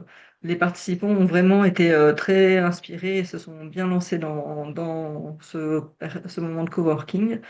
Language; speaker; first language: French; native; French